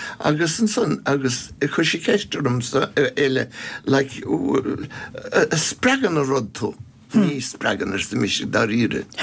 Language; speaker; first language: Irish; non-native, local second language; English